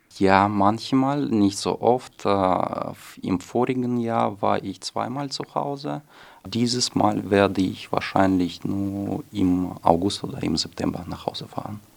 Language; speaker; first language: German; non-native, fluent; Russian